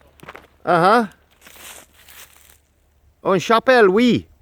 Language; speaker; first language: French; non-native, learner; English